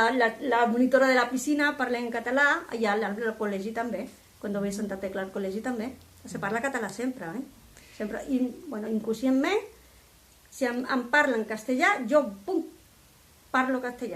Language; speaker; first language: Catalan; non-native, local second language; Spanish